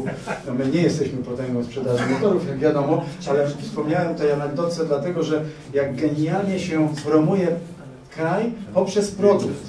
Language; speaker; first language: Polish; native; Polish